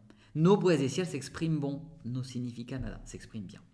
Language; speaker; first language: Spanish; non-native, fluent; French